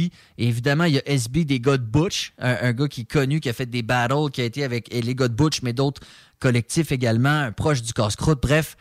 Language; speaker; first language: French; native; French